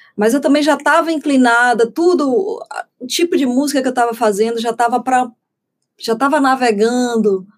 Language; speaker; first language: Portuguese; native; Portuguese